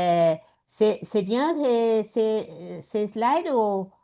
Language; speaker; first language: French; non-native, learner; Spanish